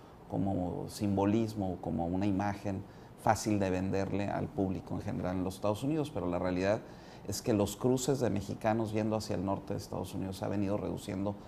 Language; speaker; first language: Spanish; native; Spanish